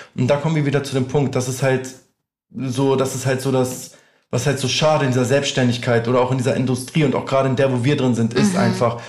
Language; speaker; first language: German; native; German